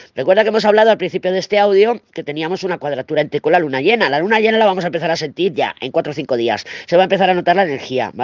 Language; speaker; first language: Spanish; native; Spanish